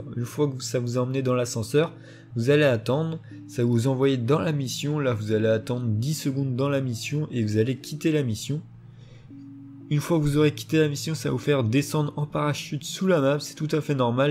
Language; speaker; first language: French; native; French